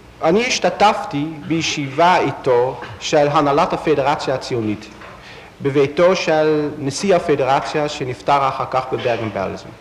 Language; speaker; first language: Hebrew; non-native, fluent; Dutch